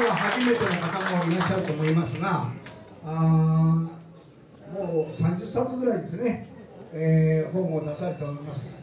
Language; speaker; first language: Japanese; native; Japanese